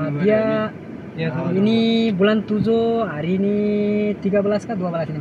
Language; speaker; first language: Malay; non-native, learner; Nepali